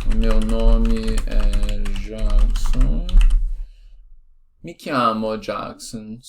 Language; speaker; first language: Italian; non-native, learner; Portuguese